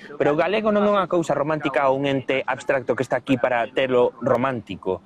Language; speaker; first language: Galician; non-native, local second language; Spanish